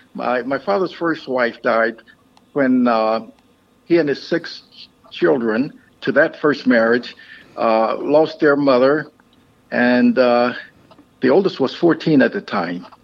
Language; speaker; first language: English; native; English